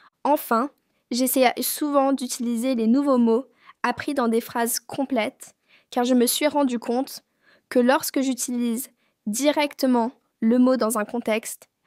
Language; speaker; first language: French; non-native, fluent; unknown